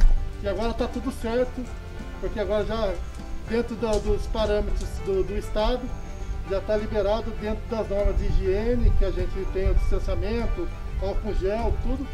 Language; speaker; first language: Portuguese; native; Portuguese